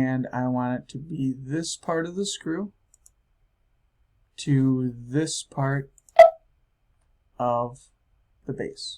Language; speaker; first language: English; native; English